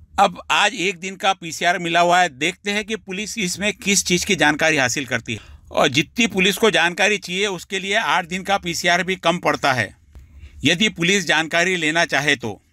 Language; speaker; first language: Hindi; non-native, local second language; Marathi